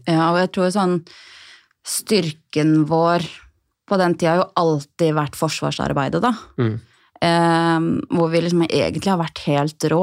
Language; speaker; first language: Norwegian; native; Norwegian